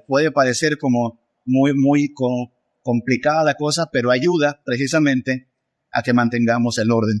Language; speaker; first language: Spanish; native; Spanish